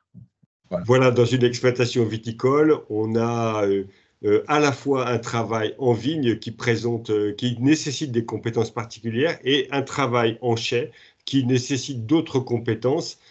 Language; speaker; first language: French; native; French